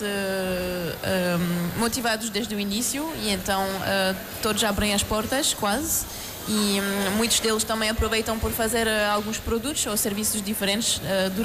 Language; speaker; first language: Portuguese; non-native, fluent; French